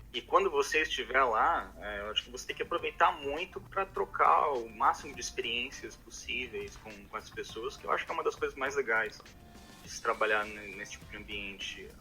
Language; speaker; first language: Portuguese; native; Portuguese